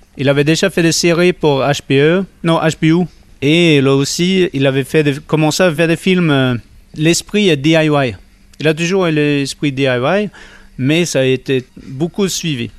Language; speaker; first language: French; non-native, fluent; Swedish